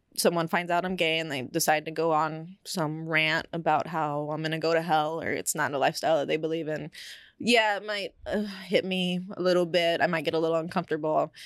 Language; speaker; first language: English; early bilingual, other home language; Spanish